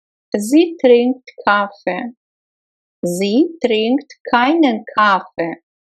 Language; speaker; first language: German; non-native, fluent; Russian